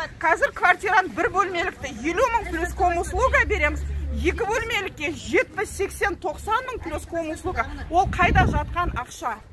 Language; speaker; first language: Kazakh; early bilingual, heritage; Kazakh